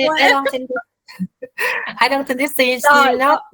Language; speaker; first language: English; non-native, learner; Vietnamese